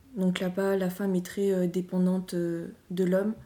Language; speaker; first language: French; non-native, local second language; Malagasy